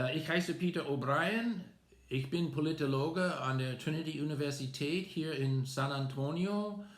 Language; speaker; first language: German; non-native, fluent; English